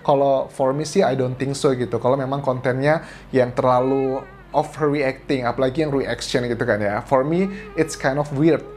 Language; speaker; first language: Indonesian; native; Indonesian